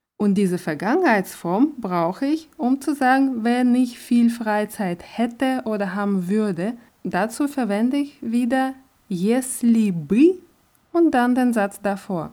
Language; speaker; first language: German; non-native, fluent; Russian